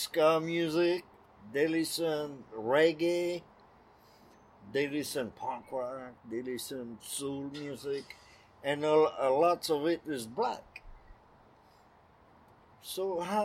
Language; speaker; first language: English; non-native, fluent; French